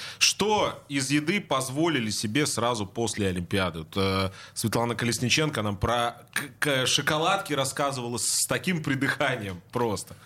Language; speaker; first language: Russian; native; Russian